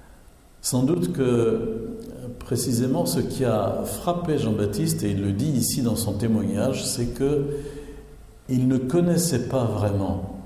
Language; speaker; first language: French; native; French